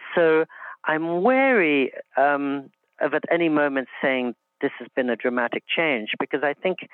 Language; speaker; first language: English; native; English